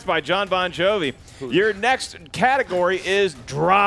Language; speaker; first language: English; native; English